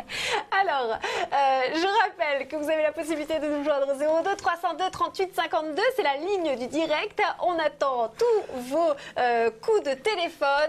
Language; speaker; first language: French; native; French